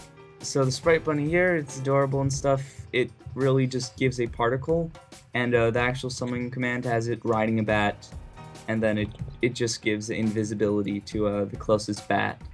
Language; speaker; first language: English; native; English